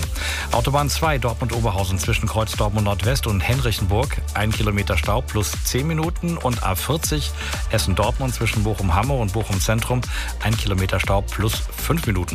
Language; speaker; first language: German; native; German